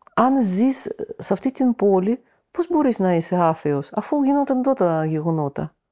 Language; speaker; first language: Greek; non-native, fluent; Russian